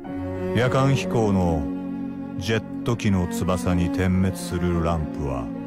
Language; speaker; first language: Japanese; native; Japanese